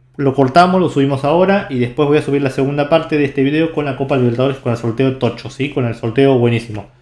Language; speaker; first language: Spanish; native; Spanish